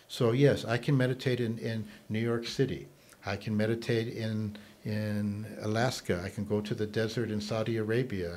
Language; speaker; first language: English; native; English